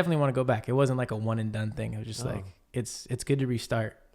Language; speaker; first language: English; native; English